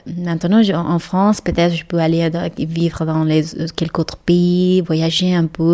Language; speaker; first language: French; non-native, learner; Malayalam